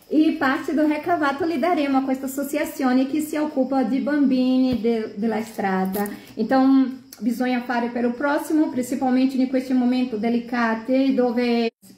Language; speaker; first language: Italian; non-native, fluent; Portuguese